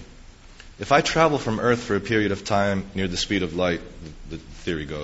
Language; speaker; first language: English; native; English